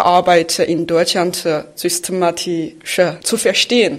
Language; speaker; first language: German; non-native, fluent; Chinese